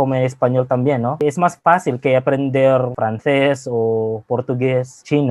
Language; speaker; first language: Spanish; non-native, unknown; Filipino